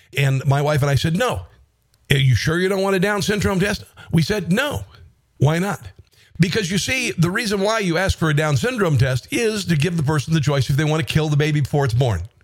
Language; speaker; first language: English; native; English